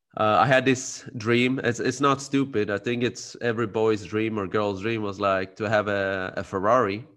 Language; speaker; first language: English; early bilingual, other home language; Khmer